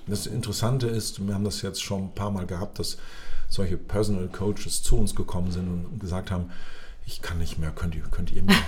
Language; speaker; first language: German; native; German